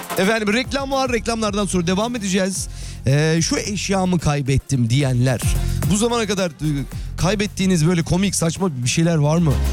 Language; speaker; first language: Turkish; native; Turkish